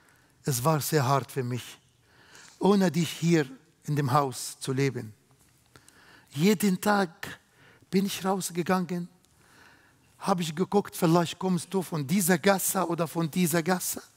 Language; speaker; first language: German; non-native, fluent; Arabic